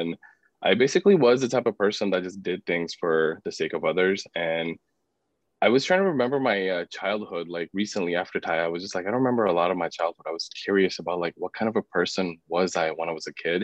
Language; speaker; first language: English; early bilingual, other home language; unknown